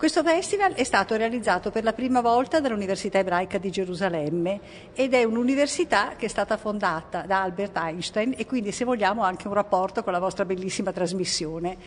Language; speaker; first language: Italian; native; Italian